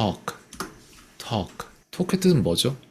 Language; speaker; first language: Korean; native; Korean